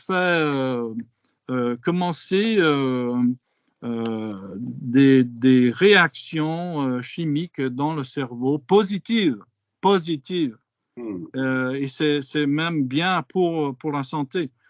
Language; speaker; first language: French; non-native, fluent; English